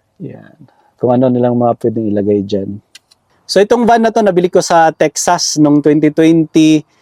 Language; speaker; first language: Filipino; native; Filipino